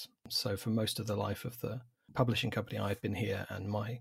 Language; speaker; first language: English; native; English